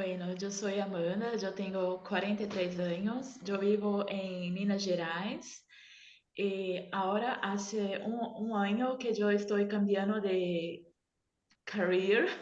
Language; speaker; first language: Spanish; non-native, learner; Portuguese